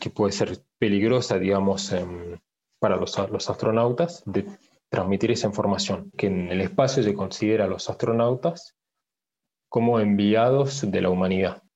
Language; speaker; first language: Spanish; early bilingual, heritage; French